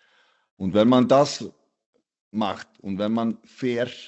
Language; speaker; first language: German; non-native, fluent; Icelandic